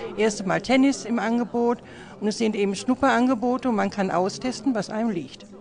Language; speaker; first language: German; native; German